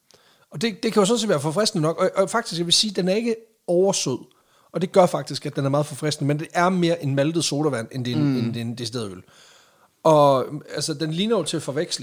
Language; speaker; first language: Danish; native; Danish